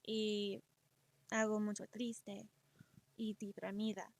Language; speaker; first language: Spanish; early bilingual, other home language; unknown